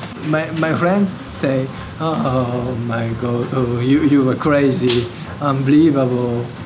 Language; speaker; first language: English; non-native, learner; Japanese